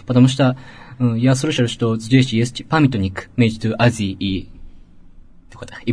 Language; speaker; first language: Russian; non-native, learner; Japanese